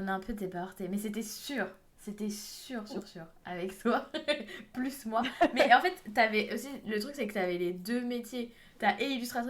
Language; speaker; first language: French; native; French